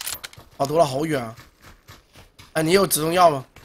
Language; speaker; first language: Chinese; native; Chinese